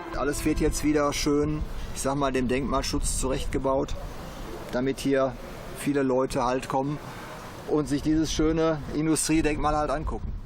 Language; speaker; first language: German; native; German